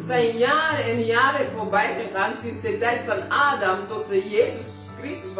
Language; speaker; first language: Dutch; non-native, learner; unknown